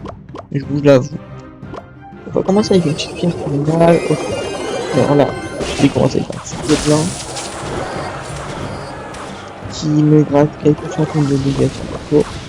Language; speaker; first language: French; native; French